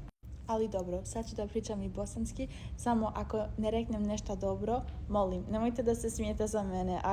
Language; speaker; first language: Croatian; early bilingual, heritage; Croatian